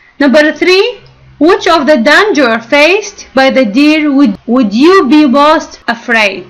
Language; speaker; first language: English; non-native, fluent; Arabic